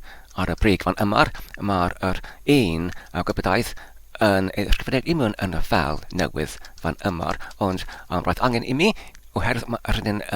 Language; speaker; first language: Welsh; non-native, learner; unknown